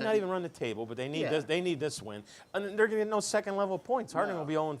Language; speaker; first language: English; native; English